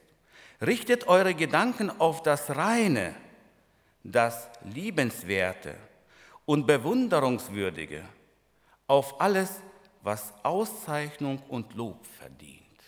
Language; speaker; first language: German; non-native, fluent; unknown